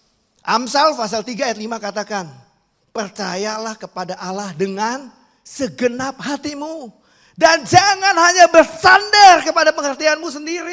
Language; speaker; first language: Indonesian; native; Indonesian